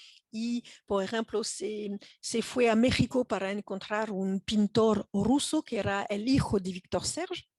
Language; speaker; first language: Spanish; non-native, fluent; French